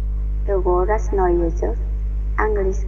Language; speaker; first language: Russian; non-native, learner; Vietnamese